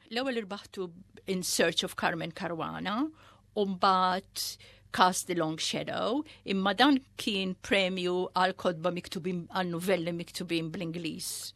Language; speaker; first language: Maltese; early bilingual, heritage; Maltese